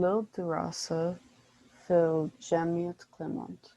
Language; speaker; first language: Arabic; non-native, learner; English